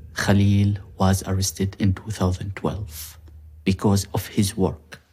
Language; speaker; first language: English; non-native, fluent; Arabic